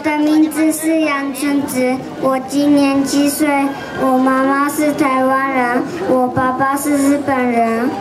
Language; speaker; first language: Chinese; early bilingual, heritage; Chinese